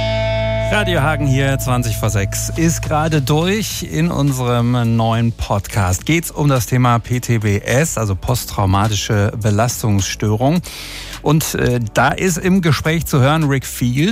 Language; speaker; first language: German; native; German